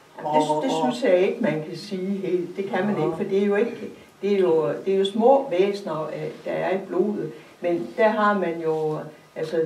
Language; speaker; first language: Danish; native; Danish